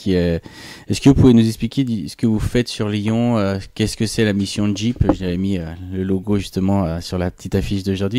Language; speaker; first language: French; native; French